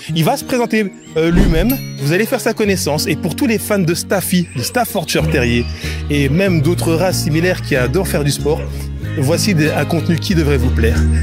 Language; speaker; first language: French; native; French